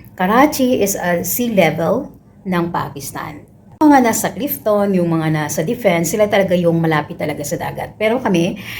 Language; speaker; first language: Filipino; native; Filipino